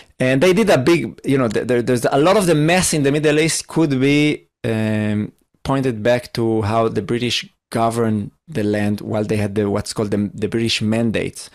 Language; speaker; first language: English; non-native, fluent; Hebrew